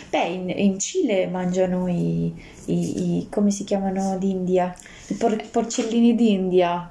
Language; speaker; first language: Italian; non-native, fluent; Russian